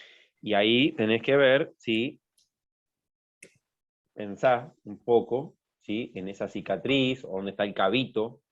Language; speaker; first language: Spanish; native; Spanish